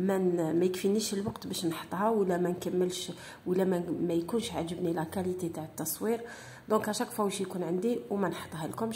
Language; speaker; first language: Arabic; native; Arabic